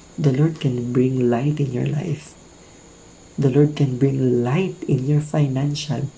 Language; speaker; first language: English; non-native, local second language; Filipino